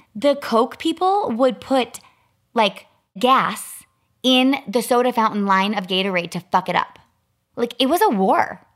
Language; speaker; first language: English; native; English